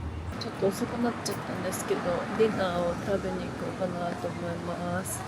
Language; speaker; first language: Japanese; native; Japanese